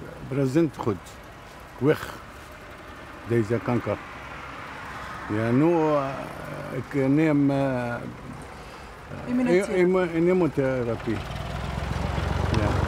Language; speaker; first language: Dutch; non-native, learner; Arabic